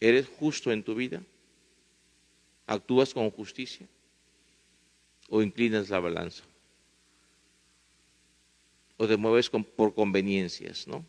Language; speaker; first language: Spanish; native; Spanish